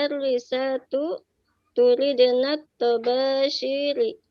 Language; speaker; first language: Arabic; non-native, learner; Indonesian